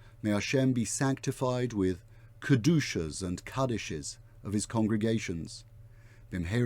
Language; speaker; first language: English; native; English